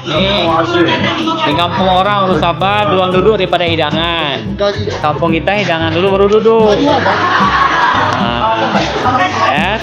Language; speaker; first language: Indonesian; non-native, local second language; Achinese